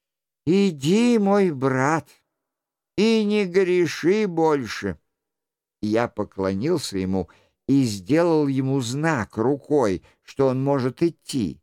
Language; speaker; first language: Russian; native; Russian